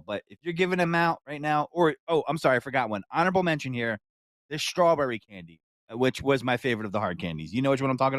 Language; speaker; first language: English; native; English